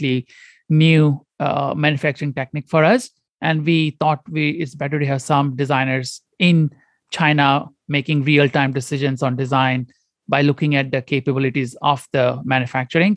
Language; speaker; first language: English; non-native, local second language; Konkani